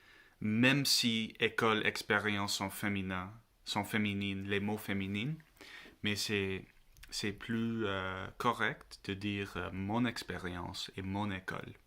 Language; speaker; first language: French; non-native, learner; English